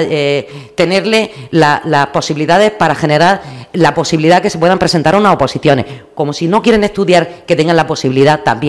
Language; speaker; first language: Spanish; native; Spanish